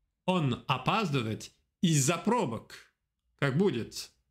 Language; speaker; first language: Russian; non-native, fluent; French